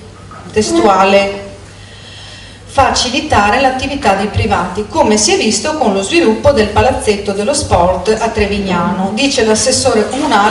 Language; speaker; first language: Italian; native; Italian